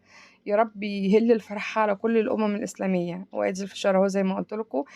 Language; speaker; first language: Arabic; native; Arabic